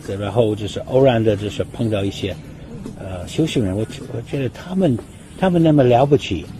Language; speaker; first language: Chinese; non-native, fluent; English